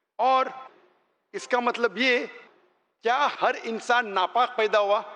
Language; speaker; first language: Urdu; non-native, local second language; Konkani